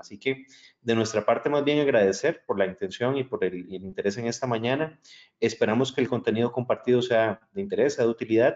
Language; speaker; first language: Spanish; native; Spanish